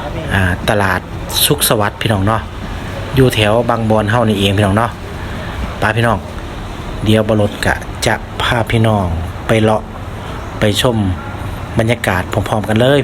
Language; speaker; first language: Thai; non-native, local second language; Lao